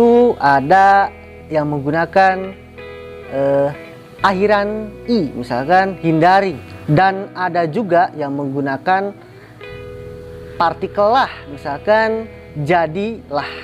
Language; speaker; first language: Indonesian; native; Indonesian